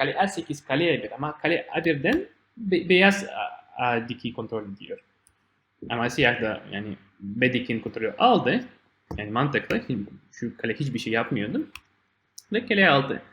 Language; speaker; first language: Turkish; non-native, fluent; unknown